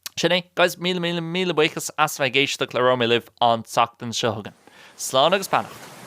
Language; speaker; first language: Irish; non-native, local second language; English